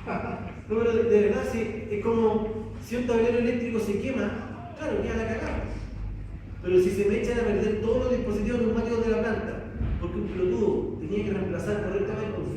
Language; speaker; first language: Spanish; native; Spanish